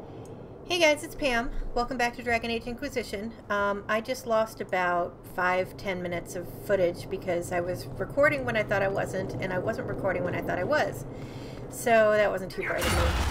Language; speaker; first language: English; native; English